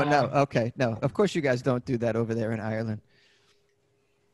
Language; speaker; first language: English; native; English